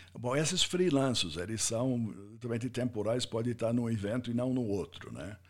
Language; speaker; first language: Portuguese; non-native, fluent; English